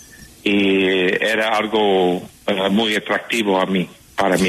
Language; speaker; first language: Spanish; non-native, fluent; English